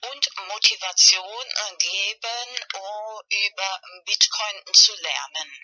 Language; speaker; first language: German; non-native, fluent; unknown